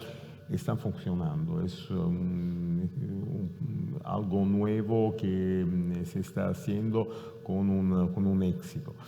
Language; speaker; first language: Spanish; non-native, fluent; Italian